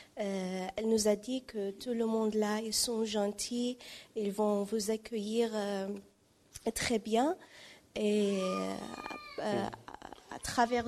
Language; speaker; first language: French; non-native, learner; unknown